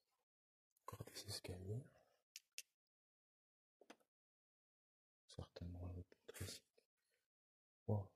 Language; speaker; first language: French; native; French